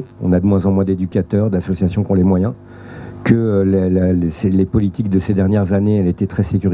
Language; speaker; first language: French; native; French